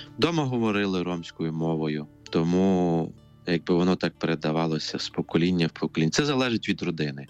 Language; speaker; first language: Ukrainian; non-native, local second language; Romany